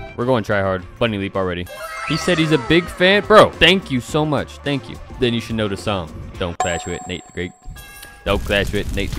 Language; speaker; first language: English; native; English